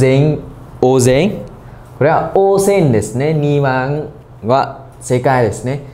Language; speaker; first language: Japanese; non-native, fluent; Vietnamese